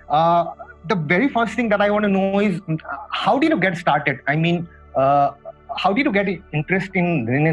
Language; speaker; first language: English; non-native, local second language; Assamese